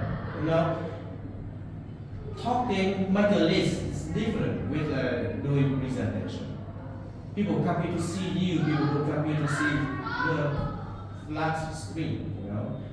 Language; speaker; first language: English; non-native, learner; Vietnamese